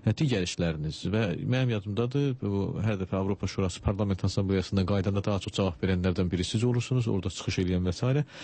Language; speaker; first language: Azerbaijani; native; Azerbaijani